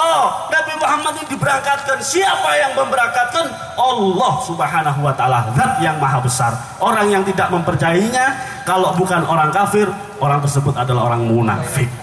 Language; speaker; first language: Indonesian; non-native, local second language; Javanese